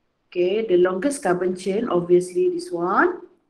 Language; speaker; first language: English; non-native, local second language; Malay